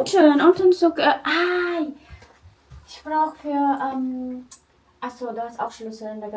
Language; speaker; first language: German; non-native, fluent; Filipino